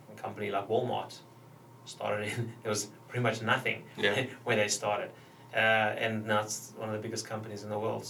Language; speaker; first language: English; native; English